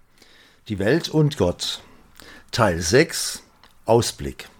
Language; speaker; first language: German; native; German